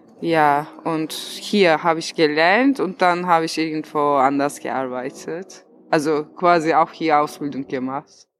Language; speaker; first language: German; non-native, learner; Turkish